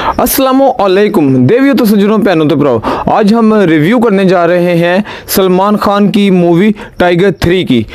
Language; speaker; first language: Urdu; non-native, local second language; Punjabi